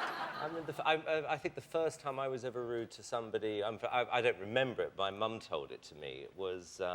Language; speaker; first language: English; native; English